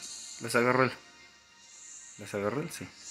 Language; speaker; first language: Spanish; native; Spanish